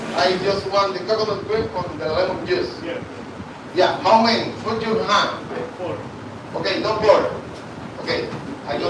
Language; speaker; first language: English; non-native, learner; Spanish